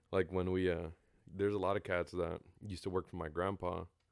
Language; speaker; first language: English; early bilingual, other home language; Spanish